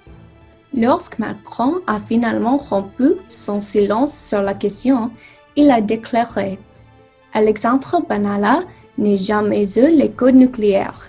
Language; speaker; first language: French; non-native, learner; English